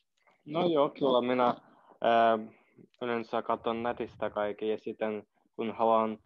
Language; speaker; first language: Finnish; non-native, fluent; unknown